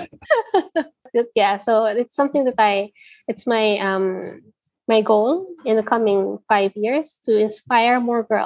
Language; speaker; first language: English; non-native, local second language; Filipino